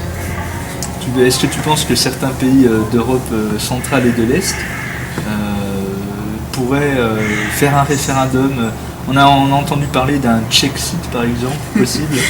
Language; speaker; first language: French; native; French